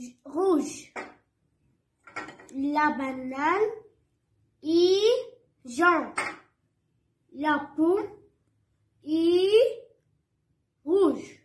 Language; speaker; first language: French; non-native, learner; Arabic